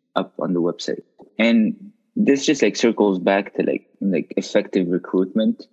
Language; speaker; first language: English; non-native, fluent; Arabic